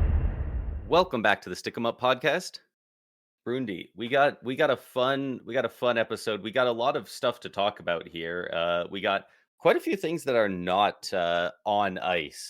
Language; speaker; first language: English; native; English